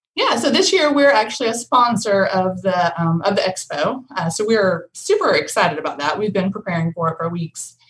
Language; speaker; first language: English; native; English